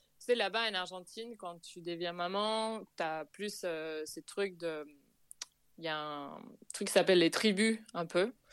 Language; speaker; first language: French; non-native, fluent; Spanish